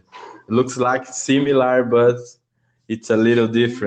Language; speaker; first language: English; non-native, learner; Portuguese